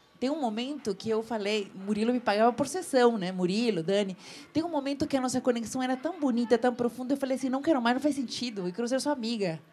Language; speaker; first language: Portuguese; non-native, fluent; Spanish